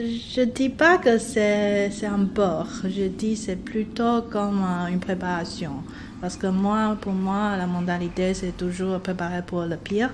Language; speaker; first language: French; non-native, fluent; Chinese